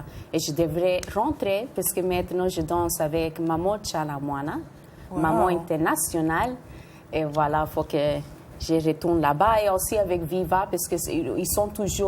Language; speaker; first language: French; non-native, fluent; Spanish